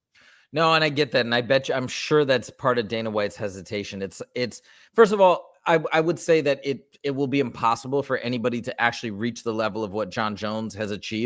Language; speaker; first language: English; native; English